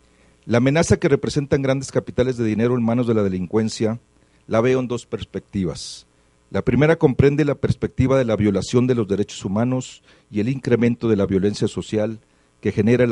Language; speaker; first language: Spanish; native; Spanish